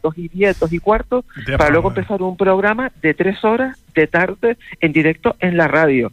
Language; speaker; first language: Spanish; native; Spanish